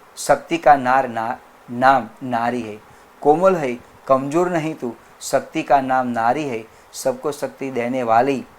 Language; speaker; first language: Hindi; non-native, local second language; Gujarati